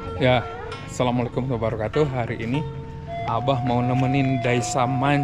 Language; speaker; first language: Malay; non-native, local second language; Sundanese